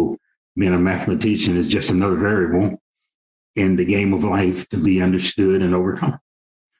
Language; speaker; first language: English; native; English